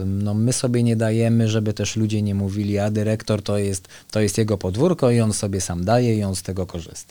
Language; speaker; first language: Polish; native; Polish